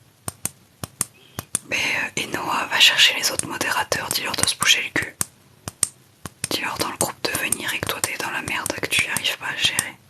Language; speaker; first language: French; native; French